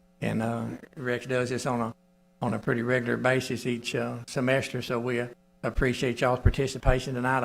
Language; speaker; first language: English; native; English